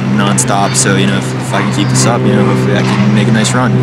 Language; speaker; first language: English; native; English